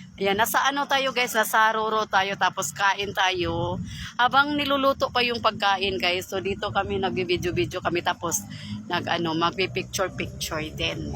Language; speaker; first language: Filipino; non-native, local second language; Cebuano